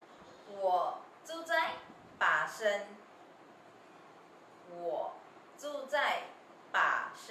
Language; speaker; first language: Chinese; non-native, fluent; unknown